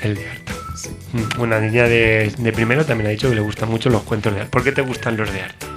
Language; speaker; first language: Spanish; native; Spanish